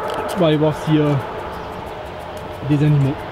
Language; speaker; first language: French; native; French